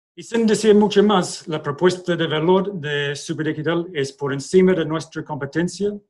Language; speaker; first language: Spanish; non-native, fluent; English